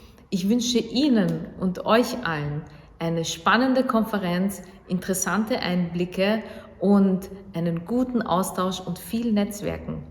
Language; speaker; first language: German; early bilingual, other home language; Kurdish